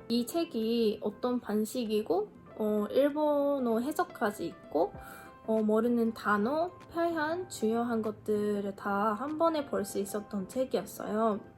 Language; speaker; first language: Korean; non-native, fluent; Japanese